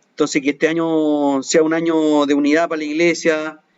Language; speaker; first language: Spanish; native; Spanish